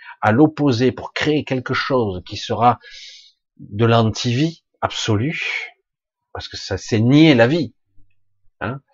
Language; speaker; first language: French; native; French